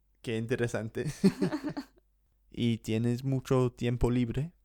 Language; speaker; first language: Spanish; non-native, fluent; English